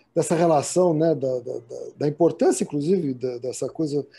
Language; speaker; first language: Portuguese; native; Portuguese